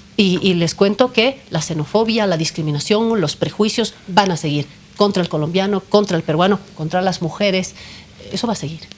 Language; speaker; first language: Spanish; native; Spanish